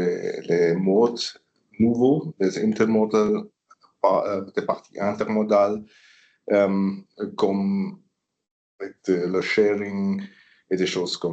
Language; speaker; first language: French; non-native, local second language; German